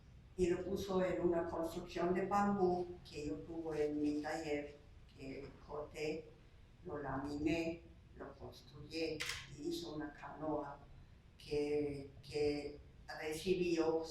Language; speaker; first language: Spanish; non-native, fluent; Slovak